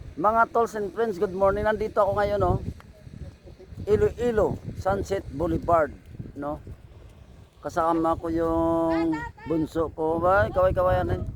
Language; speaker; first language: Filipino; non-native, local second language; Hiligaynon